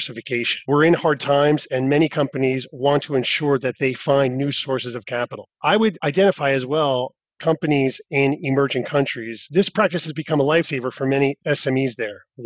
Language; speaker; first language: English; native; English